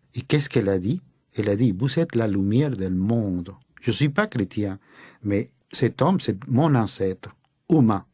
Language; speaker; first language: French; non-native, fluent; Spanish